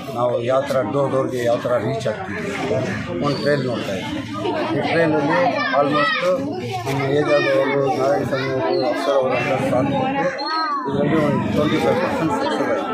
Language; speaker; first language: Kannada; non-native, local second language; Urdu